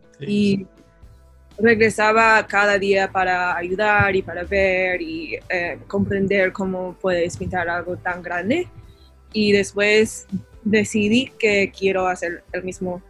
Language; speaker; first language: Spanish; non-native, learner; English